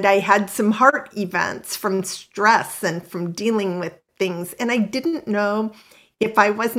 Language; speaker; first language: English; native; English